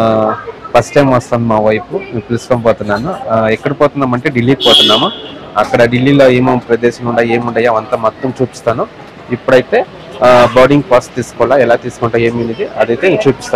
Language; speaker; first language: Telugu; native; Telugu